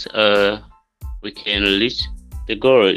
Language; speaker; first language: English; non-native, local second language; Swahili